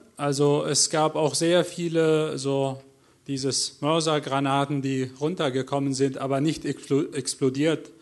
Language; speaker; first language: German; non-native, fluent; Arabic